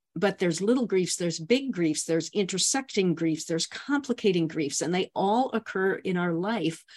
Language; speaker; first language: English; native; English